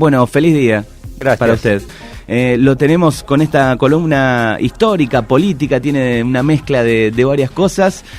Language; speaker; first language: Spanish; native; Spanish